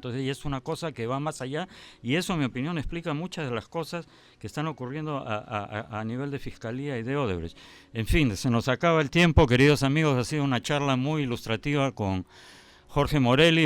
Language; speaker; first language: Spanish; native; Spanish